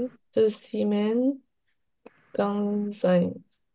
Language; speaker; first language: French; non-native, learner; Chinese